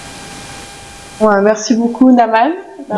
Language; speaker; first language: French; native; French